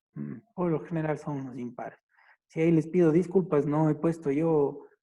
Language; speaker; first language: Spanish; native; Spanish